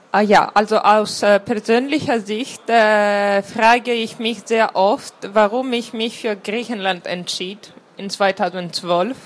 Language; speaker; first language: German; early bilingual, other home language; Greek